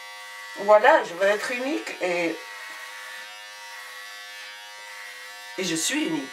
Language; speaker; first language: French; non-native, fluent; Spanish